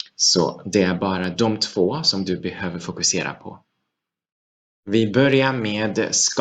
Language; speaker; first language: Swedish; non-native, fluent; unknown